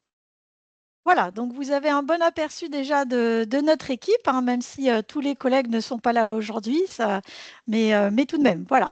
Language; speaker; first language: French; native; French